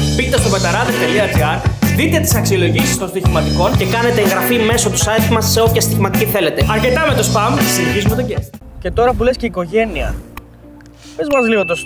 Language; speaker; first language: Greek; native; Greek